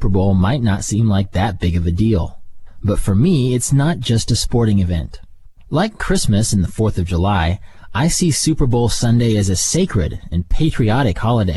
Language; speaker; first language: English; native; English